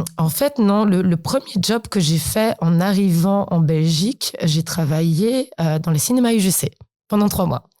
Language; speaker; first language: French; early bilingual, other home language; Polish